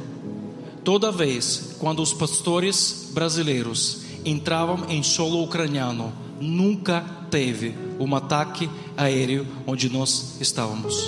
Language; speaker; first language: Portuguese; non-native, fluent; Ukrainian